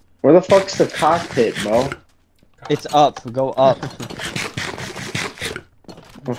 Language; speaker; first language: English; native; English